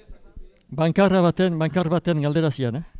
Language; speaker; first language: Basque; native; Basque